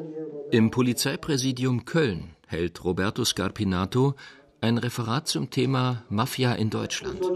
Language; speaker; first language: German; native; German